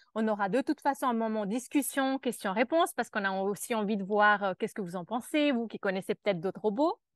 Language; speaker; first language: French; native; French